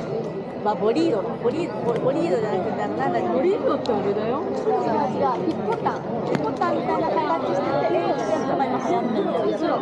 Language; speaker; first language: Japanese; native; Japanese